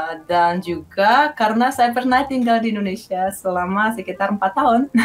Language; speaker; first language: Indonesian; non-native, fluent; Russian